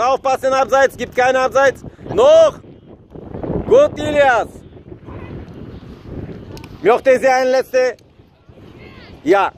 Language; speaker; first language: German; non-native, learner; Bulgarian